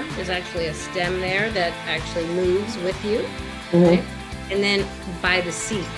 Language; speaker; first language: English; native; English